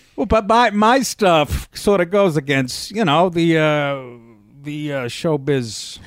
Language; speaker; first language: English; native; English